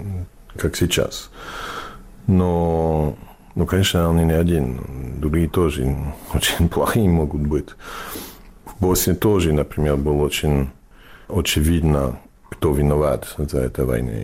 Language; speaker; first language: Russian; non-native, fluent; English